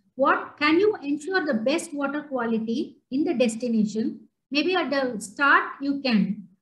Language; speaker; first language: English; non-native, local second language; Tamil